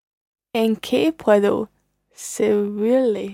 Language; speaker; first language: Spanish; non-native, learner; English